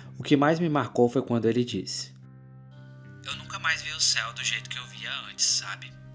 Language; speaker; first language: Portuguese; native; Portuguese